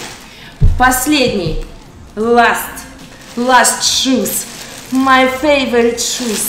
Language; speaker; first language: English; non-native, learner; Russian